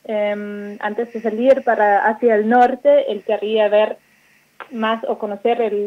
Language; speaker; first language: Spanish; non-native, fluent; German